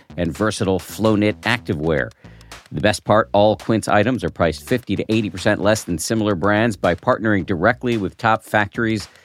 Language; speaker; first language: English; native; English